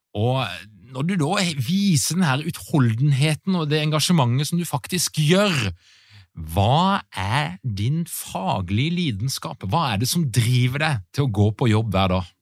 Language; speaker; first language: Norwegian; native; Norwegian